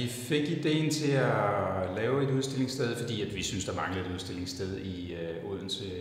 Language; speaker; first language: Danish; native; Danish